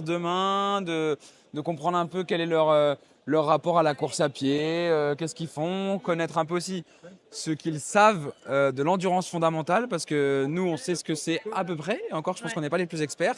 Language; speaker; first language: French; native; French